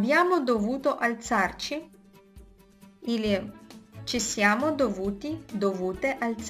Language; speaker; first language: Italian; non-native, fluent; Russian